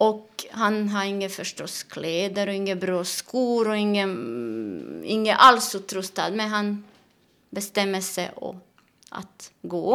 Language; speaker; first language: Swedish; non-native, learner; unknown